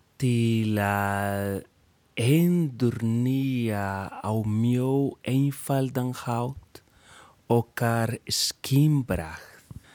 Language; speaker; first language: Icelandic; non-native, fluent; Spanish